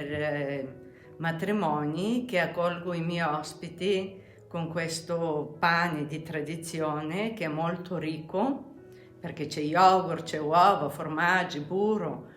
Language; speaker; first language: Italian; non-native, fluent; Bulgarian